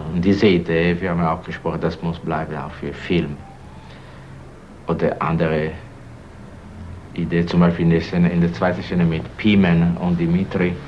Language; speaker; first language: German; non-native, fluent; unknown